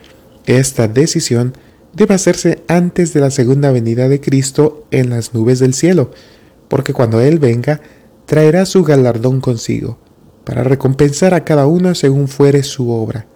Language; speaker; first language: Spanish; native; Spanish